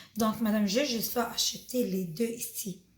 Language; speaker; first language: French; non-native, fluent; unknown